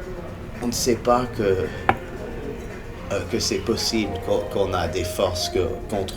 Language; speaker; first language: French; early bilingual, heritage; English